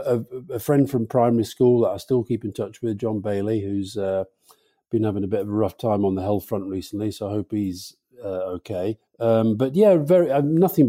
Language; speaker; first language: English; native; English